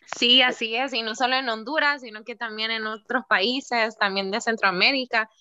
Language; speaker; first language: Spanish; native; Spanish